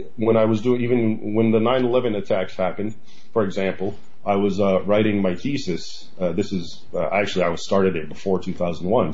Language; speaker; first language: English; native; English